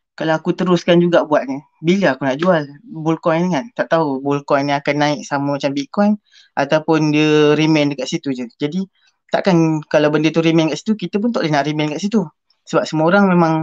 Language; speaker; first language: Malay; native; Malay